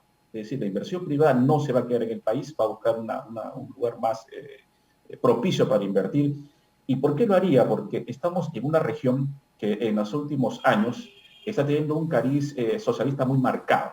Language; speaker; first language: Spanish; native; Spanish